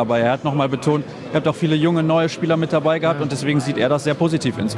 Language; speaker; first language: German; native; German